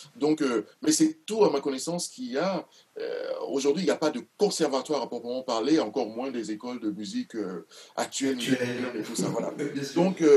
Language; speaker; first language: French; non-native, local second language; Duala